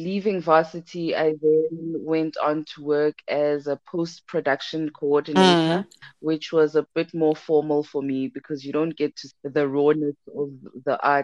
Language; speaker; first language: English; non-native, local second language; Zulu